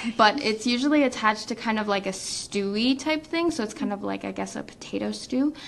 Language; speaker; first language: English; native; English